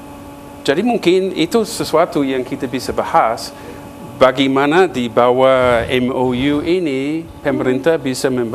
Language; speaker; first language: Indonesian; non-native, fluent; English